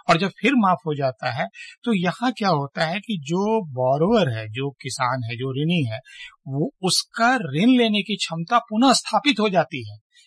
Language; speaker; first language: Hindi; native; Hindi